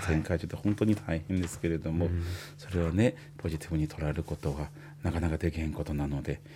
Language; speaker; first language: Japanese; non-native, fluent; Chinese